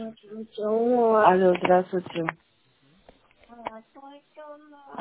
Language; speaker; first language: Russian; non-native, learner; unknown